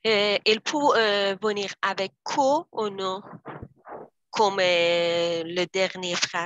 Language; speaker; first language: French; non-native, learner; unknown